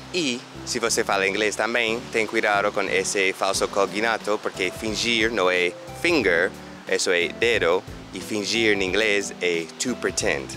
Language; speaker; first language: Portuguese; non-native, fluent; English